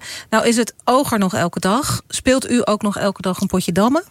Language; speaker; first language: Dutch; native; Dutch